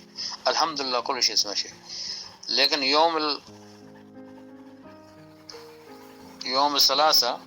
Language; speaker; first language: Arabic; non-native, learner; Urdu